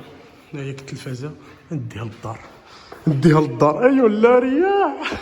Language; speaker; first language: Arabic; native; Arabic